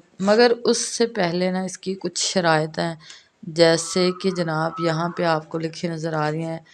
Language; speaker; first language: Urdu; non-native, local second language; Punjabi